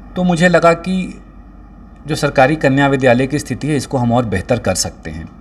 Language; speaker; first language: Hindi; native; Hindi